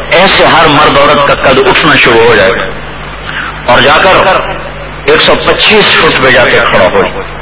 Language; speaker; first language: Urdu; non-native, local second language; Punjabi